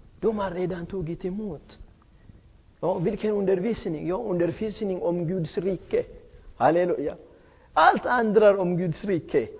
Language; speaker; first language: Swedish; non-native, fluent; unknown